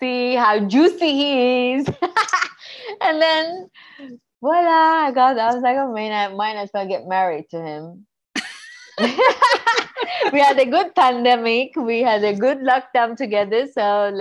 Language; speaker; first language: English; non-native, fluent; Persian